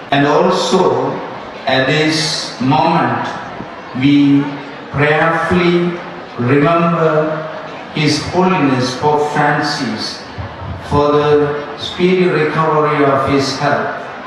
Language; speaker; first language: English; non-native, local second language; Tamil